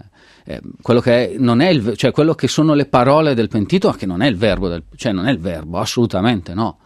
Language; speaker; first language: Italian; native; Italian